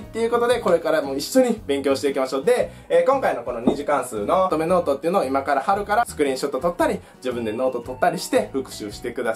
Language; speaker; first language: Japanese; native; Japanese